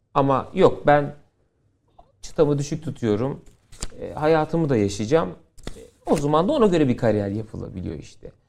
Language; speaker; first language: Turkish; native; Turkish